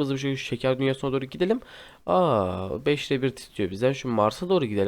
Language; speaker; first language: Turkish; native; Turkish